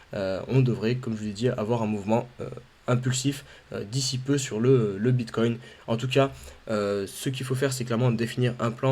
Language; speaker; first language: French; native; French